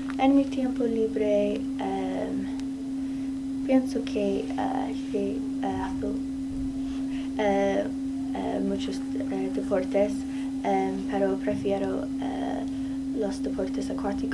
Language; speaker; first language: Spanish; non-native, learner; English